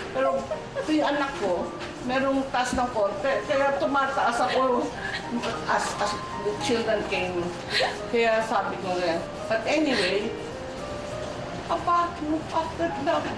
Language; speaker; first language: Filipino; non-native, local second language; Waray